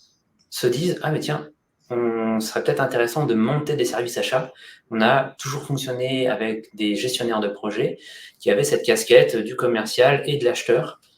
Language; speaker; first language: French; native; French